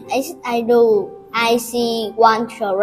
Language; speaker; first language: English; non-native, learner; Vietnamese